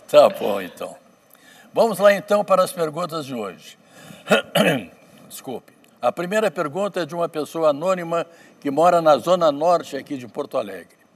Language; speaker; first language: Portuguese; native; Portuguese